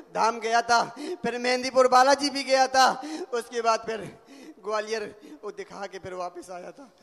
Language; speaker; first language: Hindi; native; Hindi